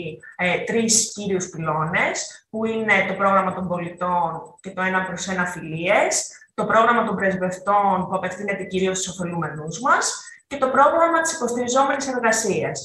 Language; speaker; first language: Greek; native; Greek